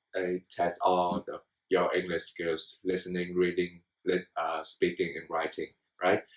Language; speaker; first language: English; non-native, fluent; Vietnamese